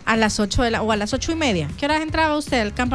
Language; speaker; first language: Spanish; native; Spanish